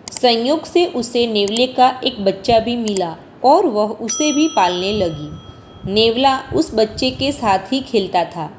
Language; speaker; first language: Hindi; non-native, local second language; Gujarati